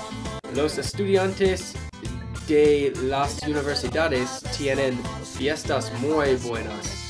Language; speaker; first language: Spanish; non-native, learner; English